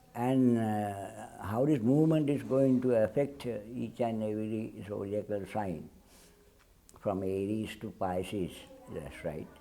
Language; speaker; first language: English; non-native, local second language; Sinhala